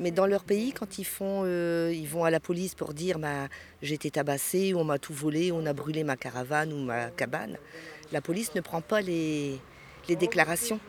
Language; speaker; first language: French; native; French